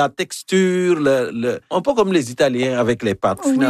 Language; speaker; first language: French; native; French